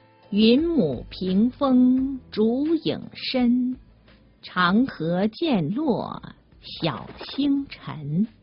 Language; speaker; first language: Chinese; native; Chinese